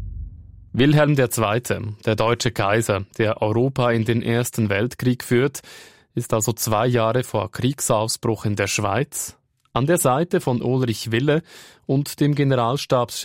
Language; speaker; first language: German; native; German